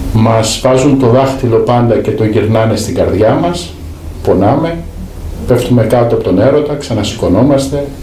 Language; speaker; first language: Greek; native; Greek